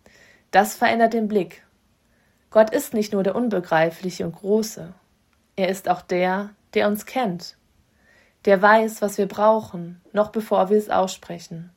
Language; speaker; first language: German; native; German